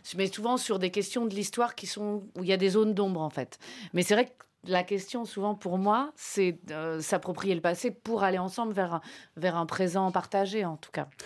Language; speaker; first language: French; native; French